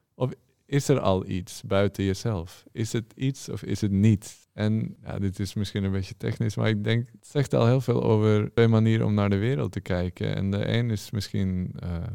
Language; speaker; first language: Dutch; non-native, fluent; Norwegian